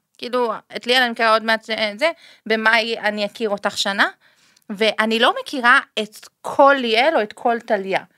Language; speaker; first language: Hebrew; early bilingual, other home language; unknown